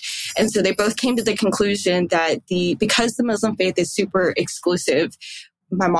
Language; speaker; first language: English; native; English